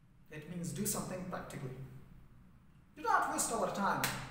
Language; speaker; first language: English; non-native, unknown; Persian